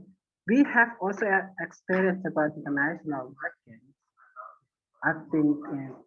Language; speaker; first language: English; non-native, learner; Indonesian